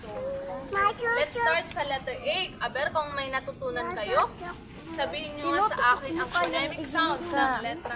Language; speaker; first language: Filipino; native; Filipino